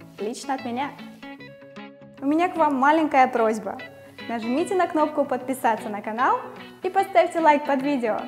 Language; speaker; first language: Russian; native; Russian